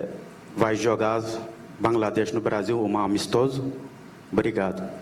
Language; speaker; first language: Portuguese; non-native, learner; Bangla